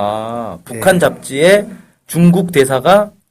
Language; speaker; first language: Korean; native; Korean